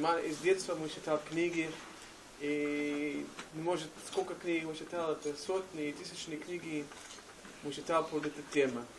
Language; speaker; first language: Russian; non-native, learner; English